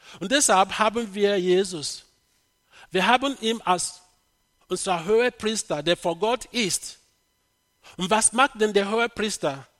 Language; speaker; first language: German; non-native, fluent; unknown